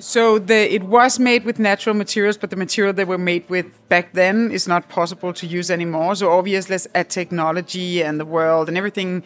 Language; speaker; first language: English; non-native, fluent; Danish